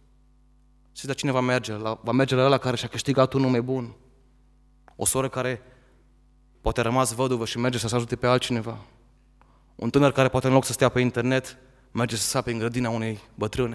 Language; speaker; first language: Romanian; native; Romanian